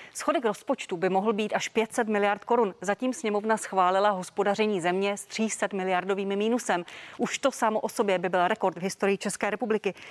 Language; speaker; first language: Czech; native; Czech